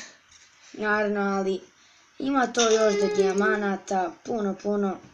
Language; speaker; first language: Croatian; early bilingual, heritage; Serbian